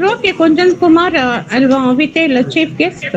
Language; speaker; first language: French; non-native, fluent; Tamil